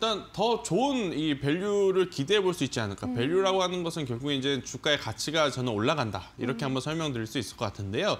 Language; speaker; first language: Korean; native; Korean